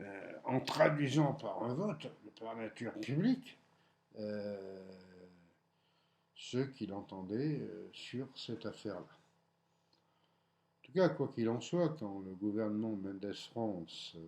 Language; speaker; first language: French; native; French